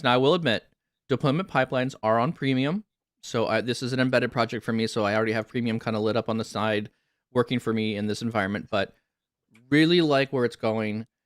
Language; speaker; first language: English; native; English